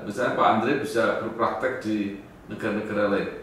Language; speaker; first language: Indonesian; native; Indonesian